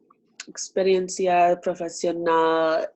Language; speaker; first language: Spanish; non-native, learner; English